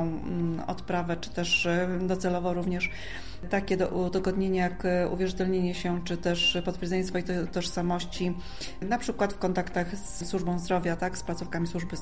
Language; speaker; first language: Polish; native; Polish